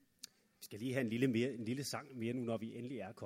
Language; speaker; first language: Danish; native; Danish